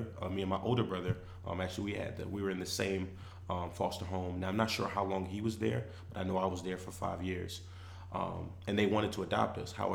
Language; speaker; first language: English; native; English